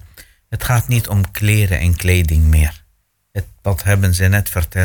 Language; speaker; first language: Dutch; non-native, fluent; Arabic